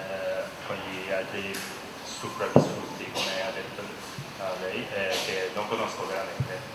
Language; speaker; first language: Italian; non-native, fluent; Korean